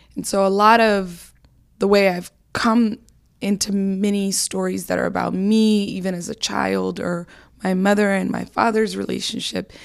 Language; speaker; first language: English; native; English